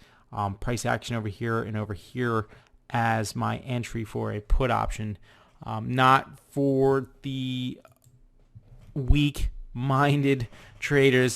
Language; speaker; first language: English; native; English